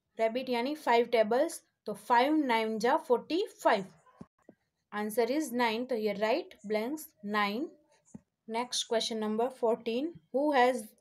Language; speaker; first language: Hindi; non-native, local second language; Gujarati